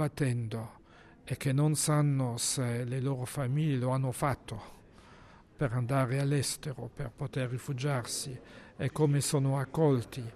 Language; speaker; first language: Italian; non-native, fluent; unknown